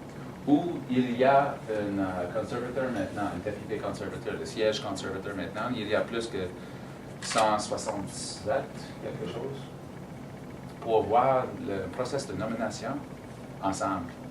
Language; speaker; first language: French; non-native, learner; English